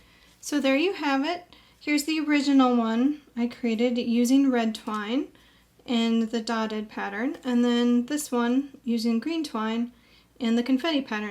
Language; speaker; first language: English; native; English